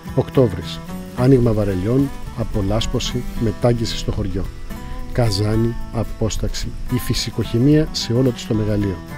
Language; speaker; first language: Greek; native; Greek